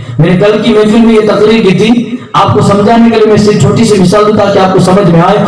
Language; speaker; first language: Urdu; non-native, local second language; Gujarati